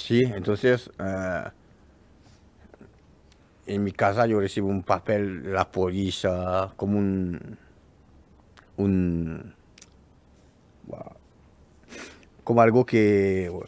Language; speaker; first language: Spanish; non-native, learner; French